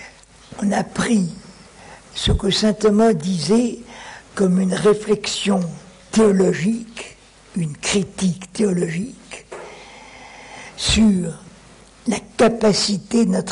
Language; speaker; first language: French; native; French